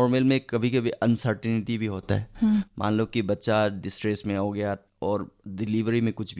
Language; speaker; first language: Hindi; non-native, local second language; Manipuri